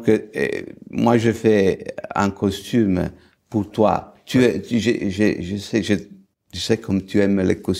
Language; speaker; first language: French; non-native, fluent; Italian